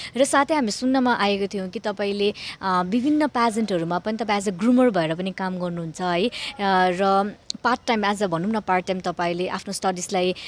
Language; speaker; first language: Nepali; native; Nepali